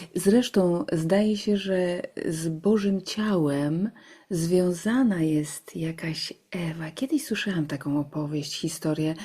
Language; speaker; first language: Polish; native; Polish